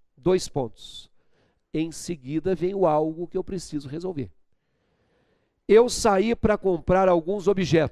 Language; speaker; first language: Portuguese; native; Portuguese